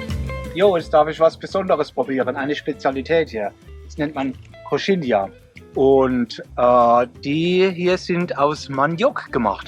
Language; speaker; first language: German; native; German